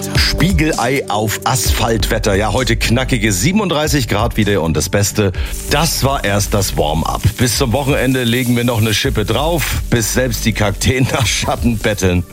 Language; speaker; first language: German; native; German